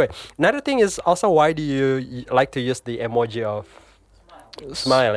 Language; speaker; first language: English; non-native, fluent; Indonesian